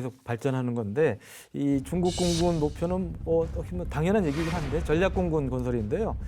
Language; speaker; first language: Korean; native; Korean